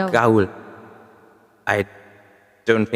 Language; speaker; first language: English; non-native, fluent; German